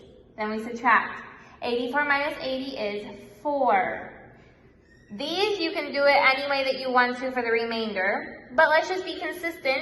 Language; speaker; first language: English; native; English